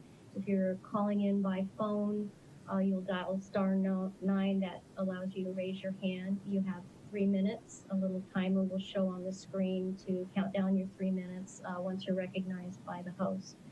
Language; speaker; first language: English; native; English